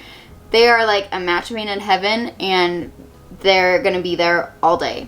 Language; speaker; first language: English; native; English